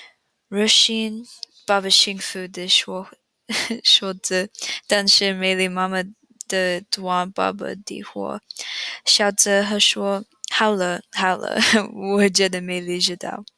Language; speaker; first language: Chinese; non-native, learner; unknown